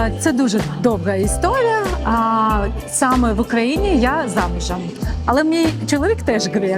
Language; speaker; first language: Ukrainian; non-native, local second language; Russian